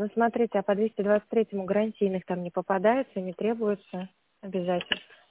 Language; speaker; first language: Russian; native; Russian